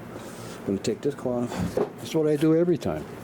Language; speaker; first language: English; native; English